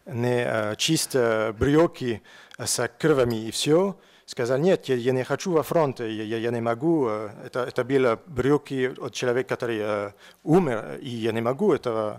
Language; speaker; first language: Russian; non-native, learner; French